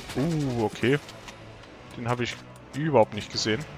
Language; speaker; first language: German; native; German